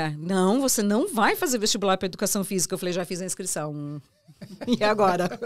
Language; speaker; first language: Portuguese; early bilingual, heritage; Portuguese